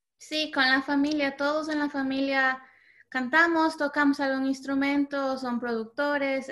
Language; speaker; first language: Spanish; early bilingual, heritage; Spanish